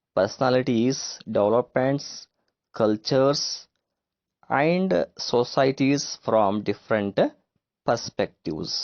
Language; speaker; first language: English; non-native, local second language; Kannada